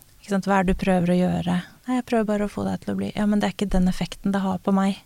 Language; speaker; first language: Norwegian; native; Norwegian